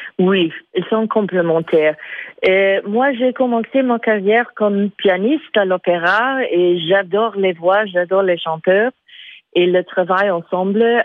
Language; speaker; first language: French; non-native, fluent; English